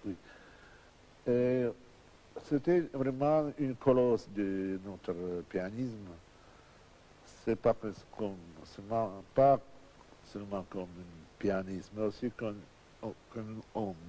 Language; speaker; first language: French; non-native, learner; Russian